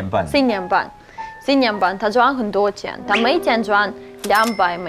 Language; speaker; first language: Chinese; non-native, fluent; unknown